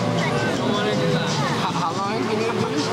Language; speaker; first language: English; non-native, learner; Japanese